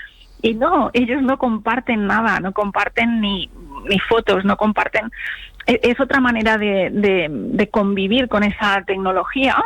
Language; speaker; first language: Spanish; native; Spanish